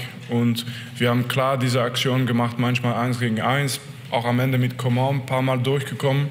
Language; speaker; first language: German; non-native, fluent; French